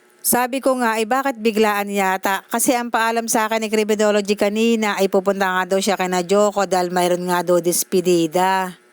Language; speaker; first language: Filipino; native; Filipino